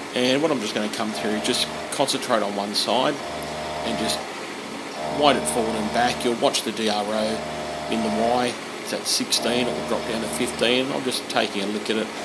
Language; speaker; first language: English; native; English